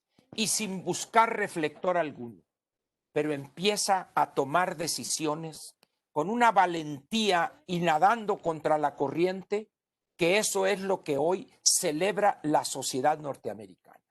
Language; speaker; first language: Spanish; native; Spanish